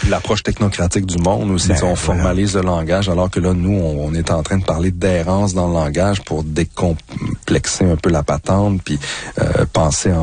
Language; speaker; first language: French; native; French